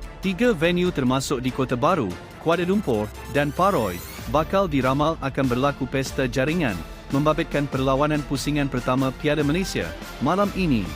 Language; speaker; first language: Malay; native; Malay